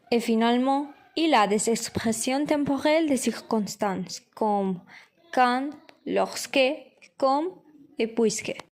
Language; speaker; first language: French; non-native, learner; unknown